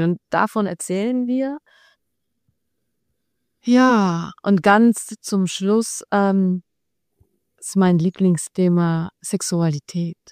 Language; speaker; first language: German; non-native, fluent; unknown